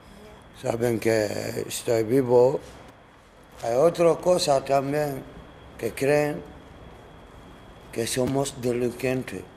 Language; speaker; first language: Spanish; non-native, learner; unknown